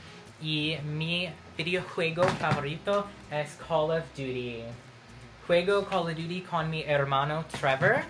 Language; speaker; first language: Spanish; non-native, learner; English